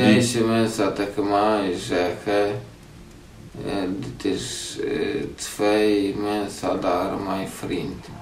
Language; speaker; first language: Dutch; non-native, learner; Polish